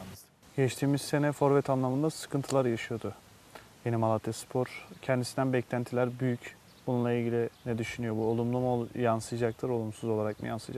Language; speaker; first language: Turkish; native; Turkish